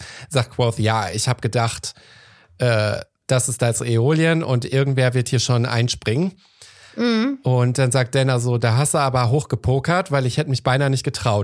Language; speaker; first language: German; native; German